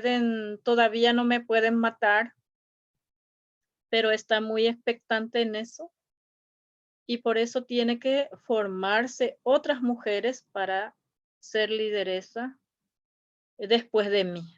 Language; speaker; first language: Spanish; non-native, local second language; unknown